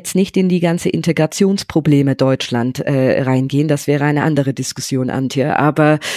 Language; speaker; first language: German; non-native, fluent; English